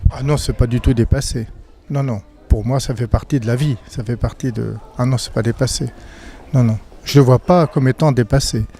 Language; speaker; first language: French; native; French